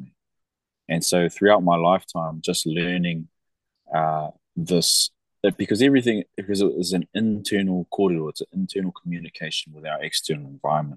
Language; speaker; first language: English; native; English